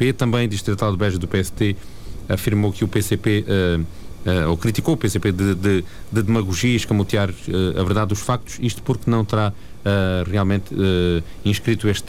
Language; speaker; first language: Portuguese; native; Portuguese